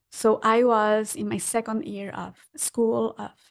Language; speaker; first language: English; non-native, fluent; Portuguese